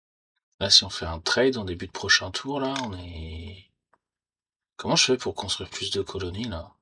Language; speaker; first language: French; native; French